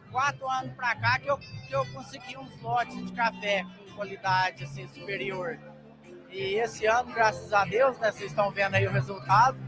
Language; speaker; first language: Portuguese; native; Portuguese